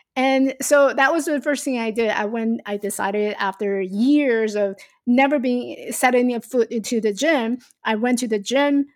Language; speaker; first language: English; non-native, fluent; Chinese